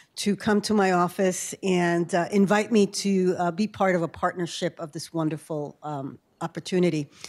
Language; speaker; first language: English; early bilingual, other home language; Spanish